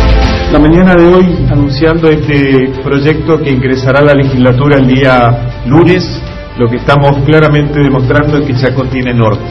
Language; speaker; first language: Spanish; native; Spanish